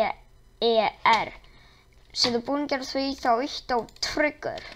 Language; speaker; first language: Icelandic; non-native, learner; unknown